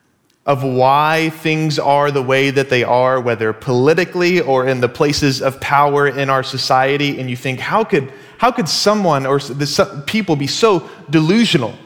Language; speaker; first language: English; native; English